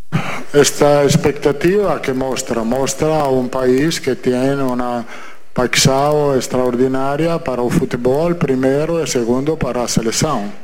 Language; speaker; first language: Portuguese; non-native, fluent; Italian